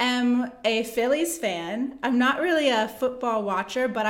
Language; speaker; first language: English; native; English